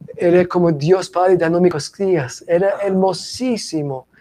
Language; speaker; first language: Spanish; non-native, fluent; English